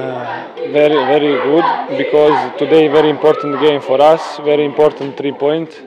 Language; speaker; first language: English; non-native, learner; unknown